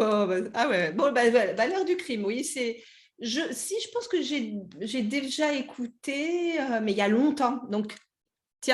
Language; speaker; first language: French; native; French